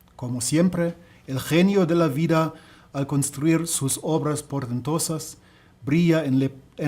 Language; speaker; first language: Spanish; non-native, learner; German